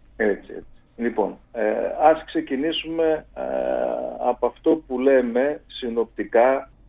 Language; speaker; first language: Greek; native; Greek